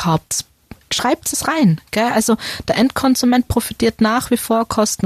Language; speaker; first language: German; native; German